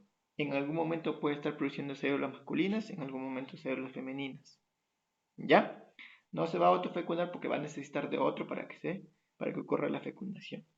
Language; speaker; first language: Spanish; native; Spanish